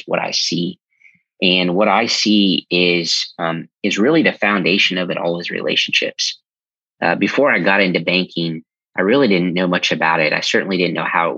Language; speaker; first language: English; native; English